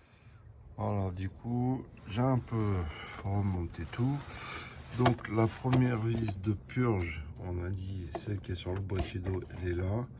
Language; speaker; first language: French; native; French